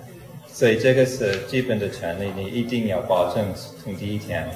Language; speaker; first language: Chinese; non-native, fluent; English